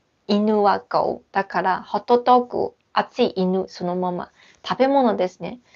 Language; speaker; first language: Japanese; non-native, fluent; Chinese